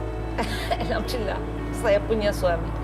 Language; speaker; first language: Indonesian; non-native, learner; Turkish